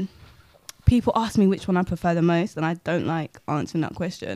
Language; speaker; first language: English; native; English